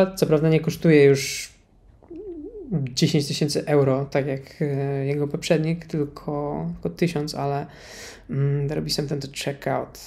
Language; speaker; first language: Polish; native; Polish